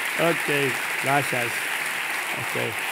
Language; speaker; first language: Spanish; non-native, learner; Tibetan